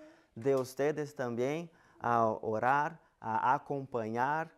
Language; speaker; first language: Spanish; non-native, fluent; Portuguese